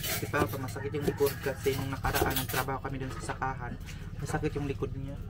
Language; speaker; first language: Filipino; non-native, local second language; Cebuano